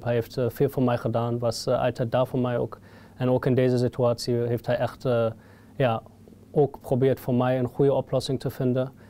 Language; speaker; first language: Dutch; non-native, fluent; German